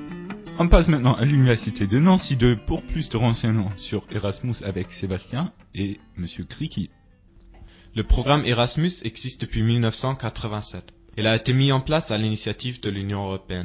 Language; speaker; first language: French; native; French